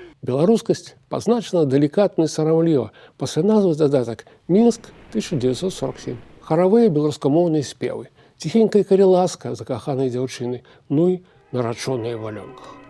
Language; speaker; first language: Belarusian; native; Belarusian